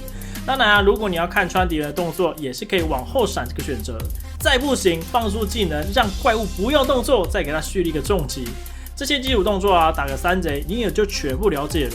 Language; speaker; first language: Chinese; native; Chinese